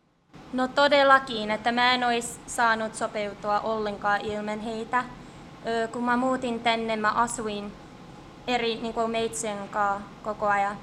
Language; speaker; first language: Finnish; early bilingual, heritage; English